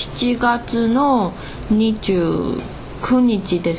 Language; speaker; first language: Japanese; non-native, learner; Chinese